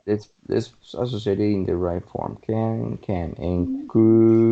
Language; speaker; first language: English; non-native, fluent; Spanish